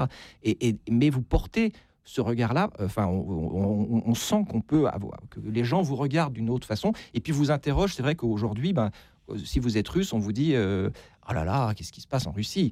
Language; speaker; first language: French; native; French